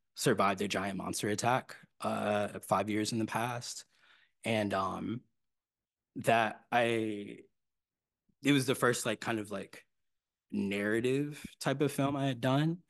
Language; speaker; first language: English; native; English